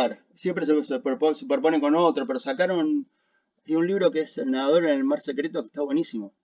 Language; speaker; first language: Spanish; native; Spanish